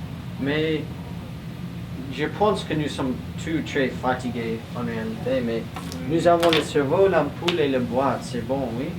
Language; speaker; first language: French; non-native, learner; English